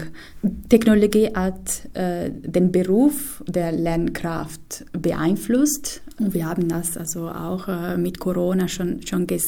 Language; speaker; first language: German; non-native, fluent; Italian